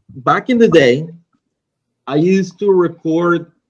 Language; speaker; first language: English; non-native, fluent; Spanish